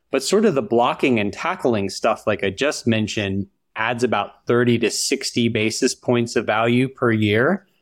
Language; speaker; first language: English; native; English